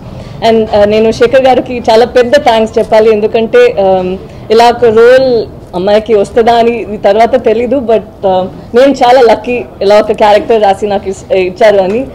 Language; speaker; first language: Telugu; non-native, fluent; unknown